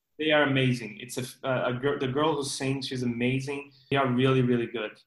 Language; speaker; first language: English; non-native, fluent; Portuguese